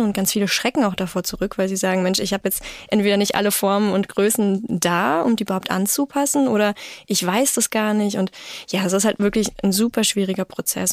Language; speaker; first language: German; native; German